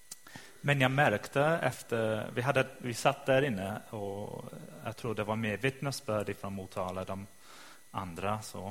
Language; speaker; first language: Swedish; non-native, fluent; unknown